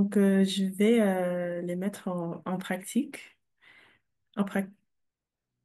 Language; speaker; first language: French; non-native, fluent; English